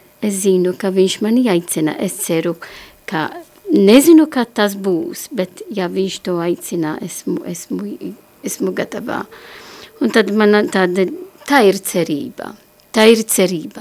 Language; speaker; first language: Latvian; non-native, learner; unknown